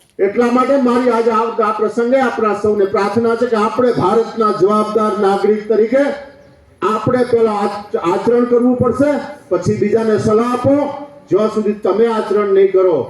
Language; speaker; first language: Gujarati; native; Gujarati